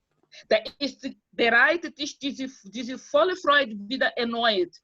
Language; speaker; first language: German; non-native, fluent; Portuguese